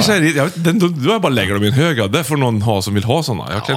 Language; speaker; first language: Swedish; native; Swedish